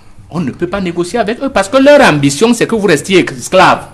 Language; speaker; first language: French; native; French